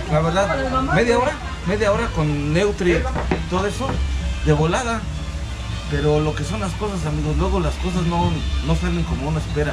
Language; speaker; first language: Spanish; native; Spanish